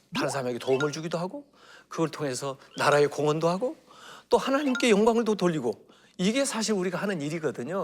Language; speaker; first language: Korean; native; Korean